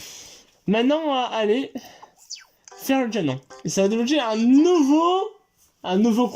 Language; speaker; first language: French; native; French